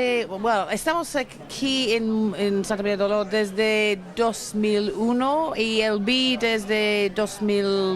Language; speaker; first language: Spanish; non-native, learner; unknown